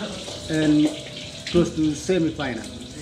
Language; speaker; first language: English; non-native, learner; Indonesian